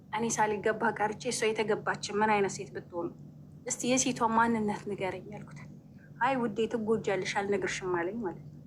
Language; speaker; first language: Amharic; native; Amharic